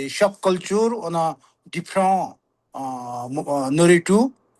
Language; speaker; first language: French; non-native, learner; Sherpa